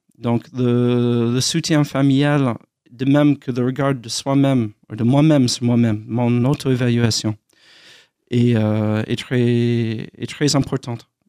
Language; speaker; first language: French; non-native, fluent; English